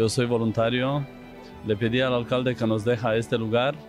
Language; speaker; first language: Spanish; non-native, fluent; Romanian